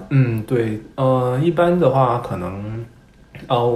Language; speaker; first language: Chinese; non-native, local second language; Cantonese